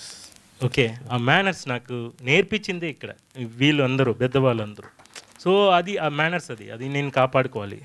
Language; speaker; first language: Telugu; non-native, fluent; Tamil